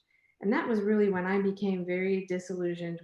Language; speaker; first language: English; native; English